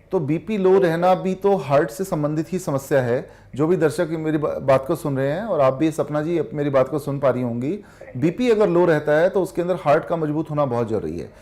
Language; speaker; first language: Hindi; native; Hindi